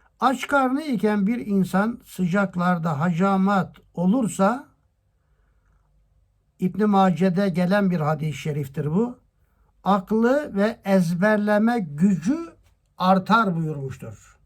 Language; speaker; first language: Turkish; native; Turkish